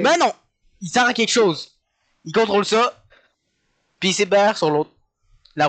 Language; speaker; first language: French; native; French